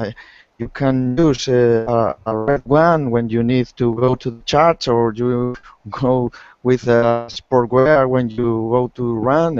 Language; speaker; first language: English; non-native, learner; Spanish